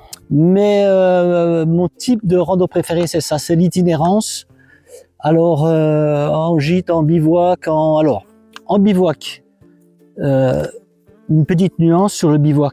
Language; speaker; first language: French; native; French